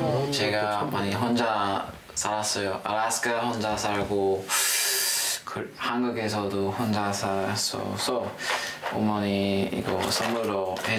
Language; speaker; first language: Korean; non-native, learner; English